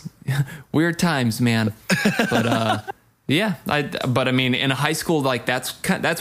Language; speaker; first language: English; native; English